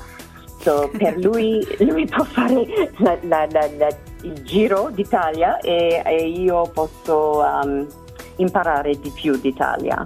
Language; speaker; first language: Italian; non-native, learner; English